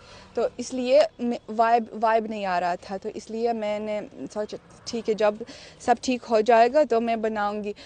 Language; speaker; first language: Hindi; non-native, fluent; Russian